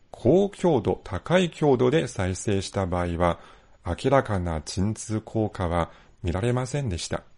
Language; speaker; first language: Japanese; non-native, fluent; Chinese